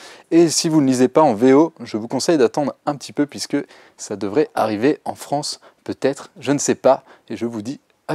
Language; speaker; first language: French; native; French